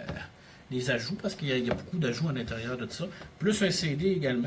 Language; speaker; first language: French; native; French